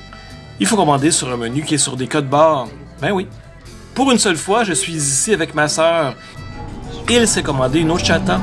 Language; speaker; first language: French; native; French